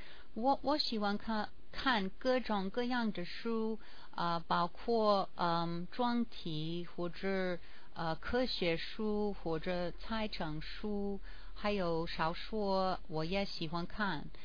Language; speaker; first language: Chinese; non-native, learner; English